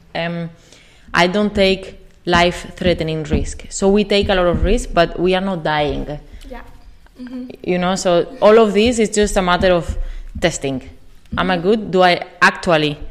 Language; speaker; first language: English; non-native, fluent; Spanish